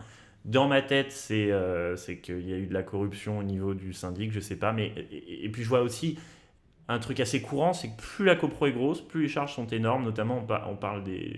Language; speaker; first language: French; native; French